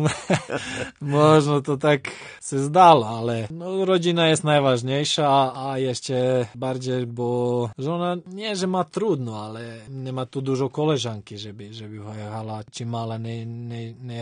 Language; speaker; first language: Polish; non-native, learner; Croatian